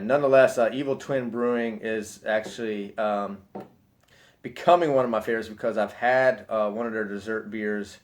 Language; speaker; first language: English; native; English